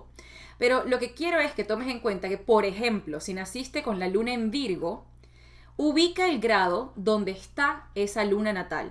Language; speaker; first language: Spanish; native; Spanish